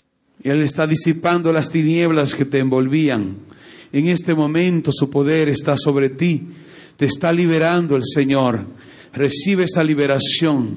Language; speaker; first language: Spanish; native; Spanish